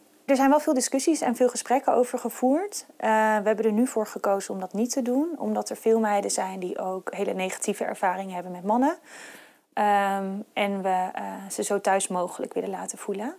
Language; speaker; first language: Dutch; native; Dutch